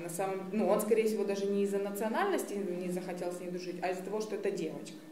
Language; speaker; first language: Russian; native; Russian